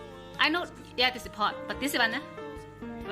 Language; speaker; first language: English; non-native, learner; Chinese